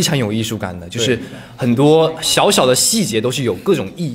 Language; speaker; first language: Chinese; native; Chinese